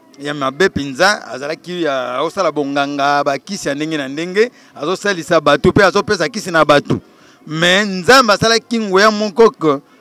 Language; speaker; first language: Lingala; non-native, local second language; Kongo